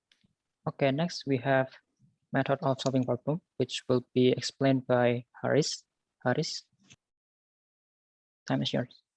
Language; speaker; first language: English; non-native, learner; Indonesian